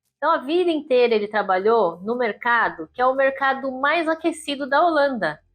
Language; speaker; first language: Portuguese; native; Portuguese